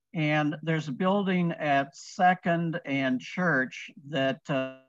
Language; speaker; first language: English; native; English